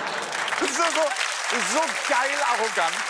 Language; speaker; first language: German; native; German